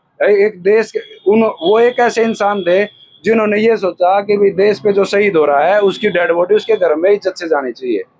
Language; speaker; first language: Hindi; native; Hindi